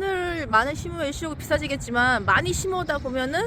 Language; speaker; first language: Korean; native; Korean